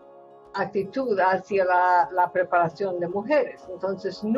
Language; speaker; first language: Spanish; non-native, fluent; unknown